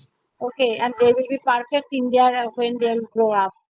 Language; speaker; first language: English; non-native, learner; Bangla